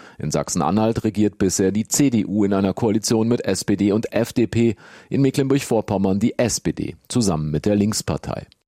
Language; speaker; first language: German; native; German